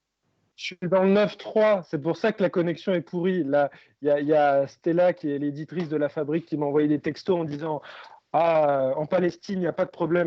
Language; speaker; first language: French; native; French